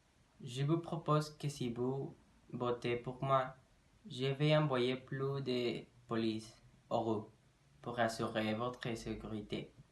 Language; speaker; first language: French; non-native, learner; Spanish